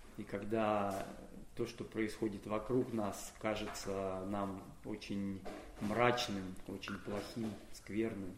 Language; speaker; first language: Russian; native; Russian